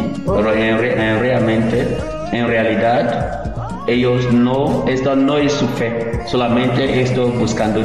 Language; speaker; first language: Spanish; non-native, learner; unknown